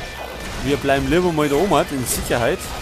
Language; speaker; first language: German; native; German